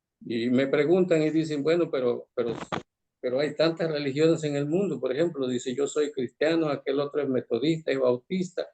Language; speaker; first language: Spanish; native; Spanish